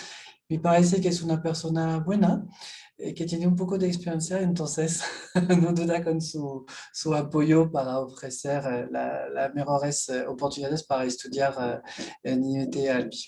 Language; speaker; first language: Spanish; non-native, fluent; French